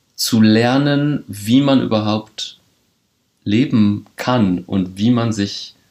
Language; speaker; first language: German; early bilingual, other home language; Polish